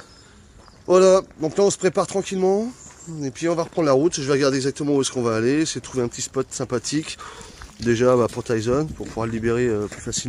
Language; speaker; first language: French; native; French